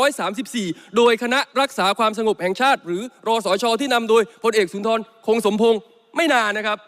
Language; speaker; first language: Thai; native; Thai